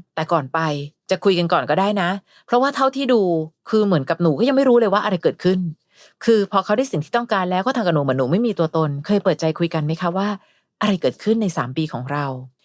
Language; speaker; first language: Thai; native; Thai